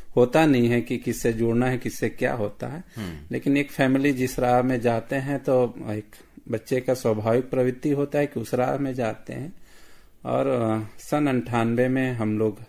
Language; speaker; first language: Hindi; native; Hindi